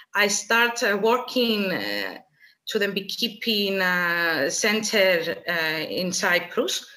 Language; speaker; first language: English; non-native, fluent; Greek